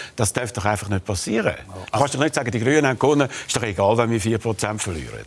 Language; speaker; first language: German; native; German